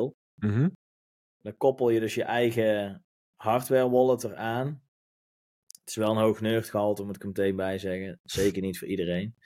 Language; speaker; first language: Dutch; native; Dutch